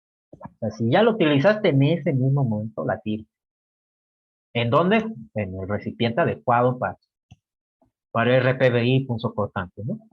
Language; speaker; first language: Spanish; native; Spanish